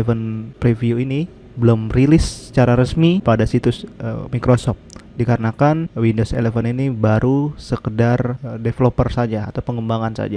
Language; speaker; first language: Indonesian; native; Indonesian